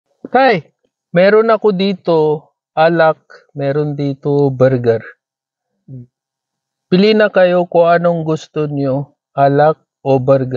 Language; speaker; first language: Filipino; non-native, learner; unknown